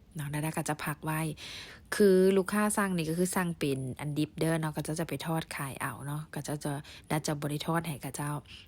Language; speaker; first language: Thai; native; Thai